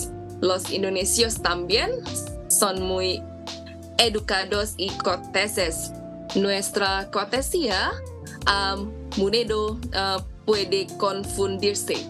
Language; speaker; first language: Spanish; non-native, learner; Indonesian